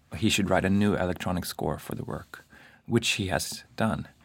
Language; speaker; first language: English; non-native, fluent; Swedish